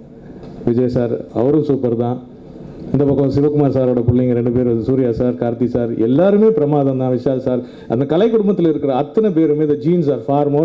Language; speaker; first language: Tamil; native; Tamil